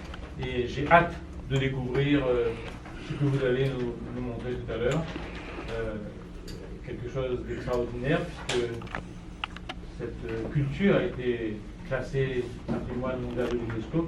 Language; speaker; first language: French; native; French